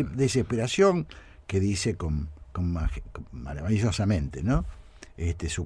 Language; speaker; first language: Spanish; native; Spanish